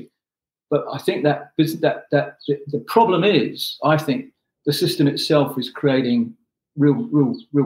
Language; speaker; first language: English; non-native, local second language; Urdu